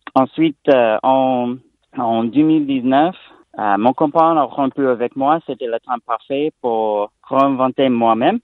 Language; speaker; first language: French; non-native, learner; English